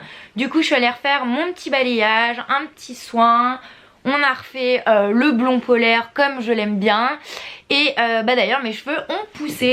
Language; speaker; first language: French; native; French